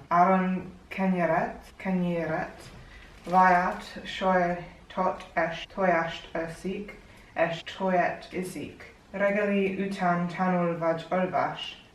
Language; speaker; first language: Hungarian; non-native, learner; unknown